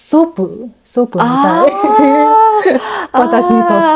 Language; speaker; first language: Japanese; non-native, learner; English